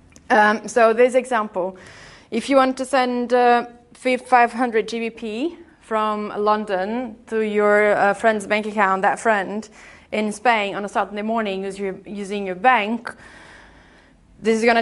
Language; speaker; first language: English; non-native, fluent; Portuguese